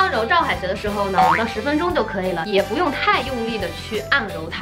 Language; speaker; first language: Chinese; native; Chinese